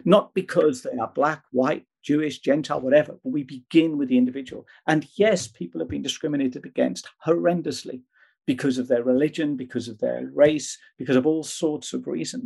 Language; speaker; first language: English; native; English